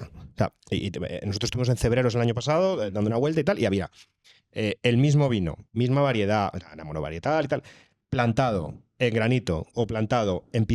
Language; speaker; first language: Spanish; native; Spanish